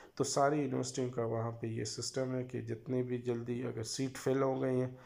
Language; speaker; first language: Urdu; non-native, local second language; Pashto